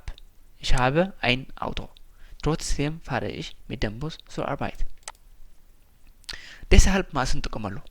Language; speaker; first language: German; non-native, fluent; Tigrinya